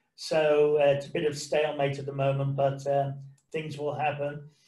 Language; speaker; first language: English; native; English